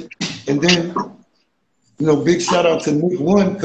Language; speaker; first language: English; native; English